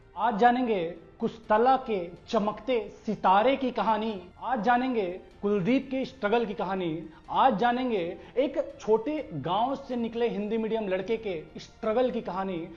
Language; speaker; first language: Hindi; native; Hindi